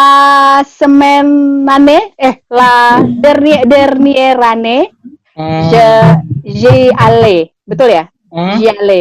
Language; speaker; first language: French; non-native, learner; Indonesian